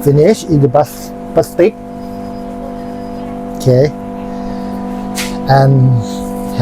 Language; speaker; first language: English; non-native, learner; Thai